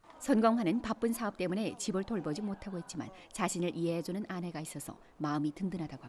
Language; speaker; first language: Korean; native; Korean